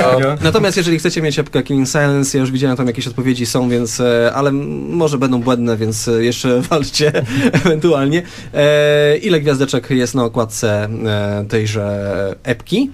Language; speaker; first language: Polish; native; Polish